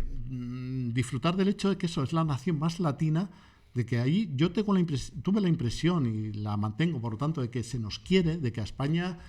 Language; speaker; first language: Spanish; native; Spanish